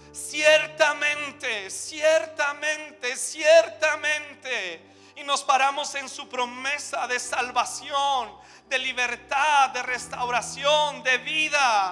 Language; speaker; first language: Spanish; native; Spanish